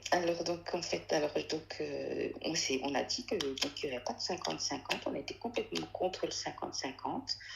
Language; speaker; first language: French; early bilingual, other home language; Arabic